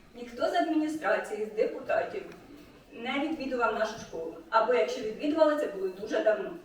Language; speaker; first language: Ukrainian; native; Ukrainian